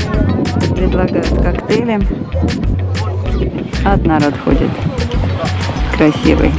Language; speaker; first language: Russian; native; Russian